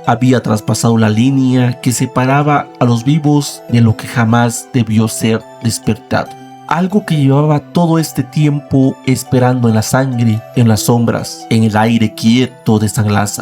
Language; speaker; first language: Spanish; native; Spanish